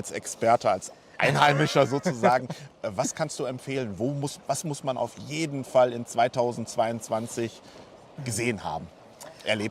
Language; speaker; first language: German; native; German